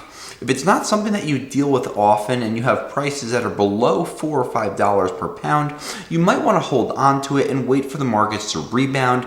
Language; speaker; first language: English; native; English